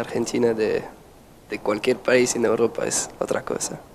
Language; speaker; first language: Spanish; non-native, fluent; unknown